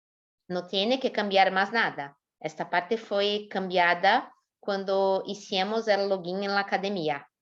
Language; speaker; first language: Spanish; non-native, fluent; Portuguese